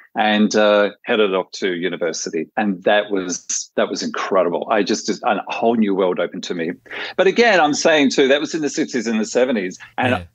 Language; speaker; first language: English; native; English